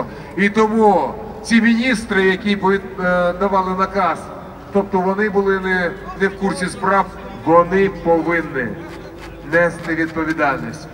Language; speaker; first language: Ukrainian; non-native, local second language; Russian